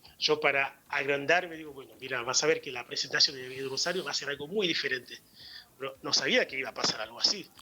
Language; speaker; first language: Spanish; non-native, fluent; Haitian Creole